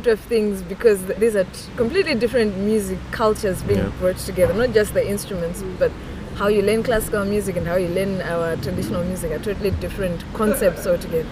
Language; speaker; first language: English; non-native, local second language; Shona